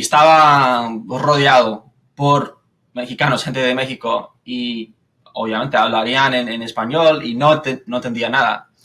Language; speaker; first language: Spanish; non-native, fluent; English